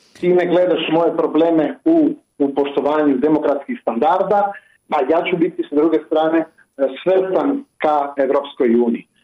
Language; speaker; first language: Croatian; non-native, fluent; Italian